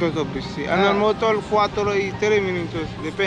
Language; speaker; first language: Spanish; non-native, learner; Haitian Creole